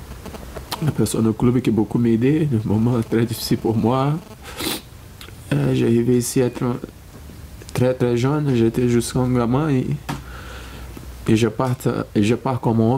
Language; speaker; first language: French; non-native, fluent; Portuguese